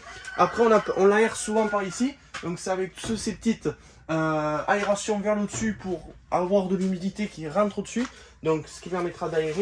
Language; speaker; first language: French; native; French